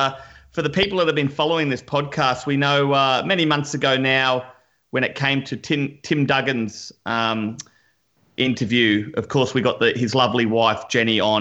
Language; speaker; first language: English; native; English